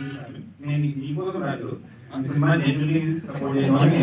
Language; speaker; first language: Telugu; non-native, fluent; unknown